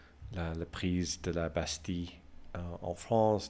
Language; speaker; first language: French; non-native, fluent; English